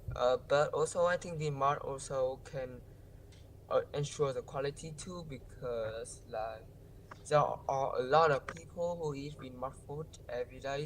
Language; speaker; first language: English; non-native, learner; Vietnamese